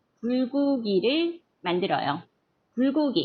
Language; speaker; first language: Korean; non-native, fluent; Portuguese